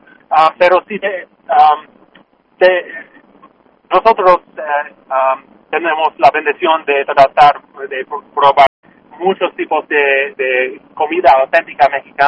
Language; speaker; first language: Spanish; non-native, fluent; English